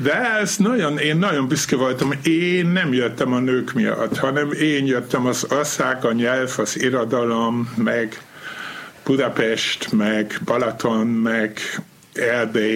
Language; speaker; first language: Hungarian; non-native, fluent; Dutch